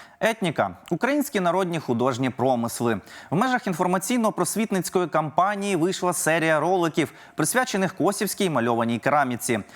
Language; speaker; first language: Ukrainian; native; Ukrainian